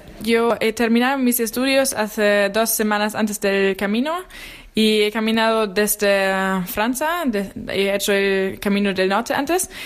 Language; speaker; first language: Spanish; non-native, fluent; German